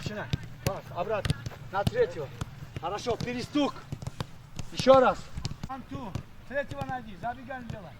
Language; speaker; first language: Russian; non-native, local second language; Tajik